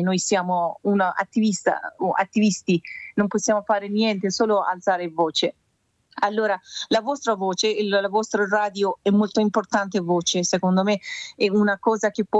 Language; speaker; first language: Italian; non-native, learner; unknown